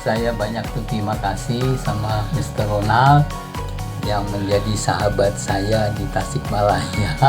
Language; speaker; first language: Indonesian; non-native, local second language; Dutch